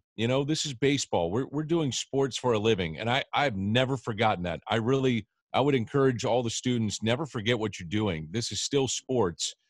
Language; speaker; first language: English; native; English